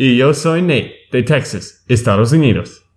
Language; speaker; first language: Spanish; non-native, learner; English